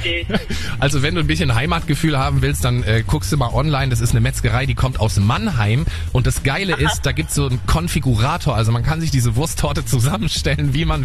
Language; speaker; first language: German; native; German